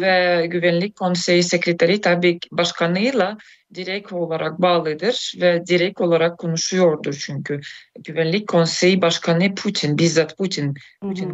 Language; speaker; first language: Turkish; non-native, fluent; Russian